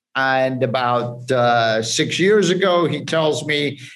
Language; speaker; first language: English; early bilingual, other home language; Spanish